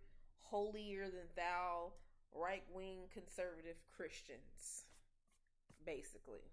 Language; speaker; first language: English; native; English